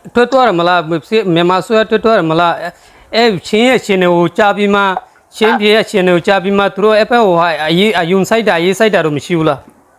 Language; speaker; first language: Burmese; non-native, local second language; Rohingya